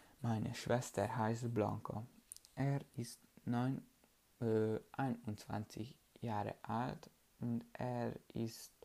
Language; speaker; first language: German; non-native, learner; Hungarian